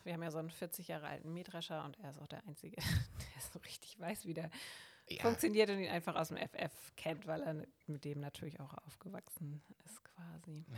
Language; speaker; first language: German; native; German